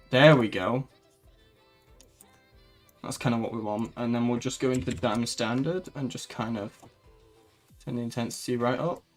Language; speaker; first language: English; native; English